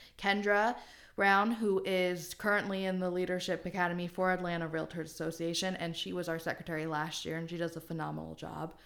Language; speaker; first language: English; native; English